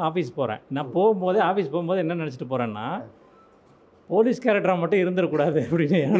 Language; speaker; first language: Tamil; native; Tamil